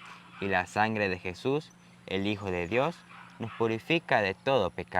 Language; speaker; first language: Spanish; native; Spanish